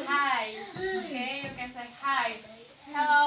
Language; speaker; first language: English; non-native, learner; Indonesian